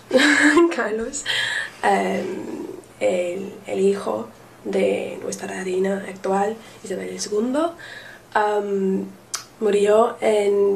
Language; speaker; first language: Spanish; non-native, learner; English